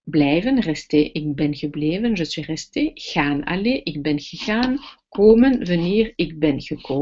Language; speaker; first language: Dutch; non-native, fluent; French